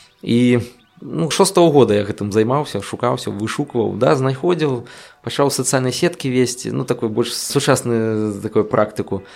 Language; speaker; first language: Belarusian; non-native, local second language; Russian